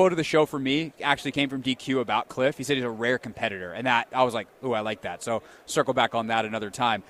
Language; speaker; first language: English; native; English